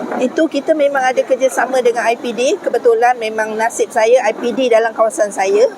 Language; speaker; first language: Malay; native; Malay